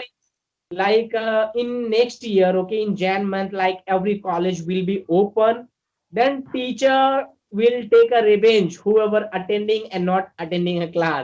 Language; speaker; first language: English; non-native, learner; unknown